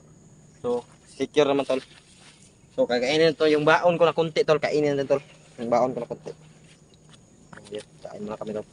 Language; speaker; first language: Filipino; non-native, local second language; Cebuano